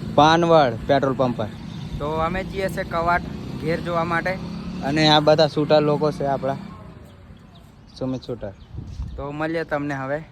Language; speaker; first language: Gujarati; non-native, local second language; Rathawi